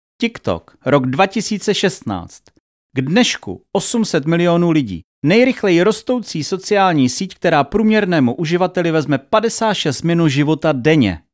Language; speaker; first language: Czech; native; Czech